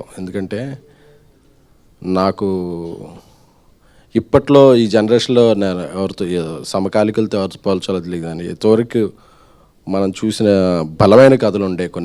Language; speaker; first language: Telugu; native; Telugu